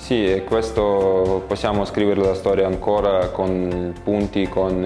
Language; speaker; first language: Italian; non-native, learner; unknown